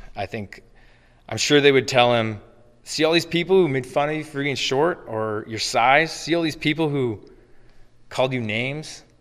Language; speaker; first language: English; native; English